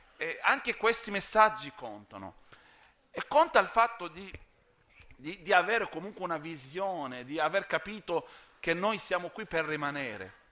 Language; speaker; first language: Italian; non-native, fluent; Arabic